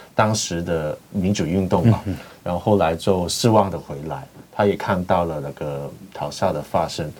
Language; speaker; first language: Chinese; non-native, fluent; Cantonese